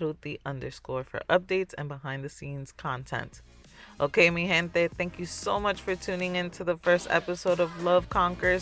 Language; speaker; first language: English; native; English